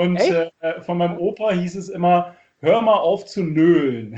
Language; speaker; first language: German; native; German